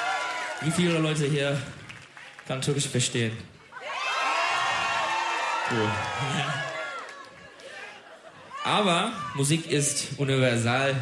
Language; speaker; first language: German; non-native, learner; Turkish